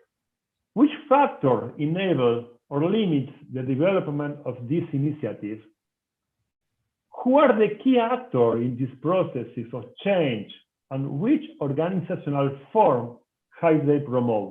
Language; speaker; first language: English; non-native, fluent; Spanish